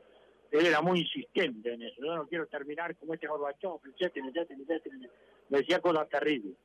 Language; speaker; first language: Spanish; native; Spanish